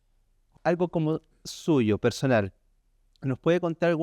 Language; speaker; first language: Spanish; native; Spanish